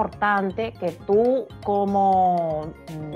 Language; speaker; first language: Spanish; non-native, fluent; Japanese